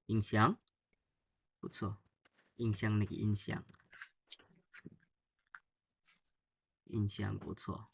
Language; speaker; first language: Chinese; non-native, fluent; Bangla